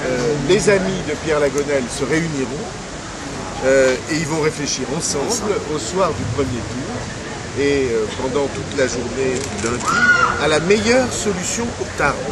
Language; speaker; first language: French; native; French